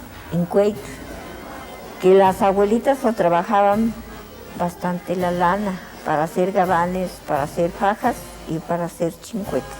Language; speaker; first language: Spanish; non-native, local second language; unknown